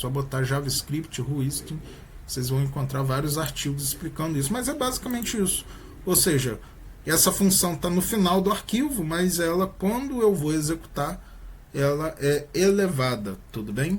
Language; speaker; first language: Portuguese; native; Portuguese